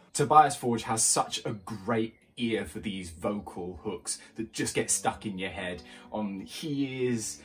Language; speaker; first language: English; native; English